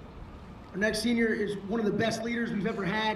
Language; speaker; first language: English; native; English